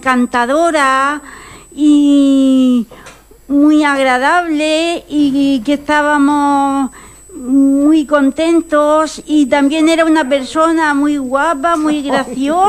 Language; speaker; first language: Spanish; native; Spanish